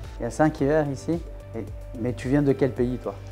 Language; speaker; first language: French; native; French